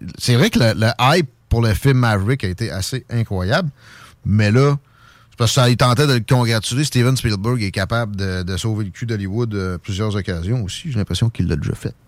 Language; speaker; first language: French; native; French